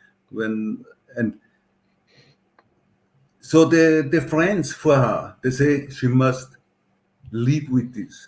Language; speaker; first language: English; non-native, learner; German